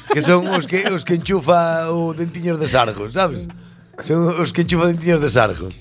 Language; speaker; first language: Galician; native; Galician